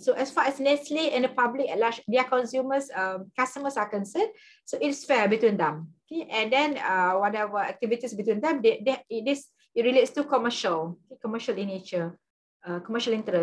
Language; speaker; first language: English; non-native, local second language; Malay